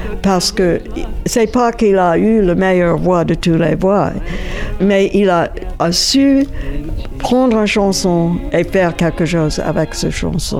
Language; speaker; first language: French; non-native, fluent; English